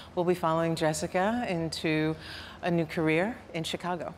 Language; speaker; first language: English; native; English